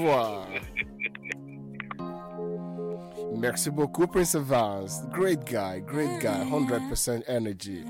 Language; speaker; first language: French; non-native, fluent; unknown